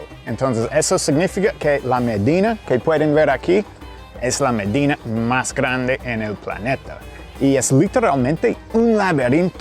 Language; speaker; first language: Spanish; non-native, fluent; English